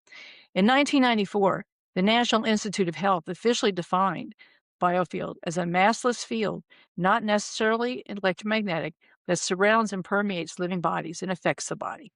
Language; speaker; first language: English; native; English